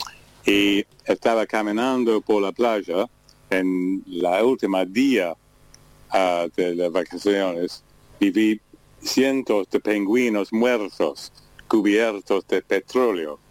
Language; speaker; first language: Spanish; non-native, learner; English